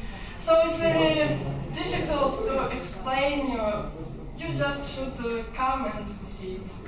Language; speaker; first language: English; non-native, learner; Russian